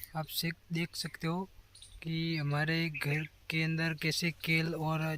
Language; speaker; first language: Hindi; non-native, local second language; Gujarati